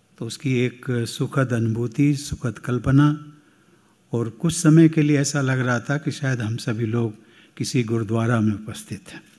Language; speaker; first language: Hindi; native; Hindi